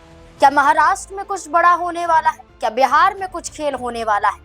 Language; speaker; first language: Hindi; native; Hindi